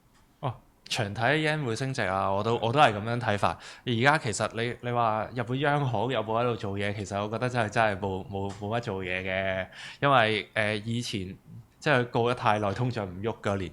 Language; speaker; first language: Cantonese; native; Cantonese